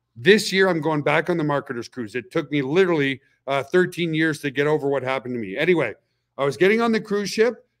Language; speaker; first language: English; native; English